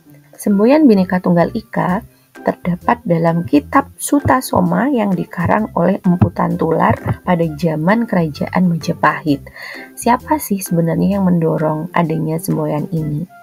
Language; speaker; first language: Indonesian; native; Indonesian